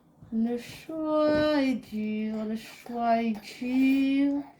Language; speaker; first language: French; native; French